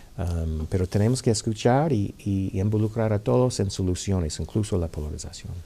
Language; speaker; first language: Spanish; non-native, fluent; English